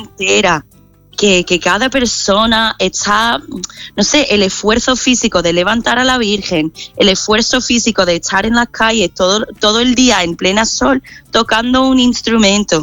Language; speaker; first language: Spanish; non-native, fluent; English